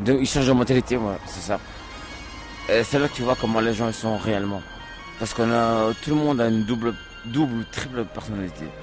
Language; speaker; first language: French; early bilingual, other home language; Portuguese